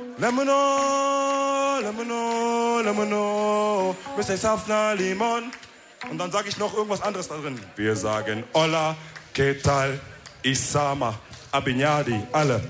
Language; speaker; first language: German; early bilingual, other home language; Wolof